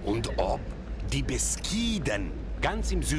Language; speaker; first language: German; native; German